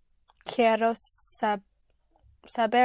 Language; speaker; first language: Spanish; non-native, learner; English